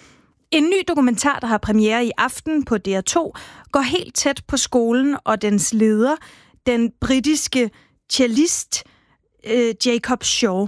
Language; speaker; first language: Danish; native; Danish